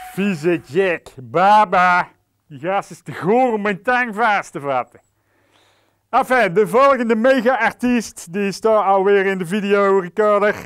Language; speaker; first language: Dutch; native; Dutch